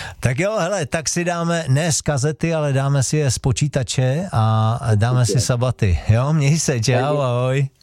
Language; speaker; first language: Czech; native; Czech